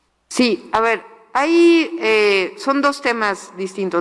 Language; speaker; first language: Spanish; native; Spanish